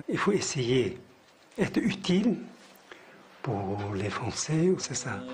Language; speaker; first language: French; non-native, fluent; Tibetan